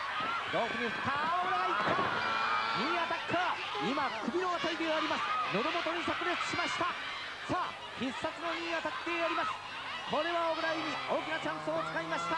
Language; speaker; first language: Japanese; native; Japanese